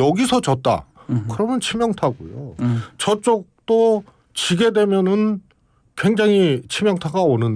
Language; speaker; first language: Korean; native; Korean